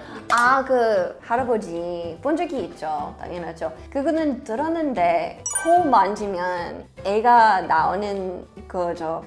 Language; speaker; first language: Korean; non-native, fluent; English